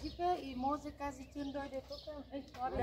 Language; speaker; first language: Bulgarian; non-native, learner; Vietnamese